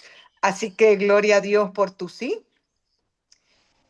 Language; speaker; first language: Spanish; native; Spanish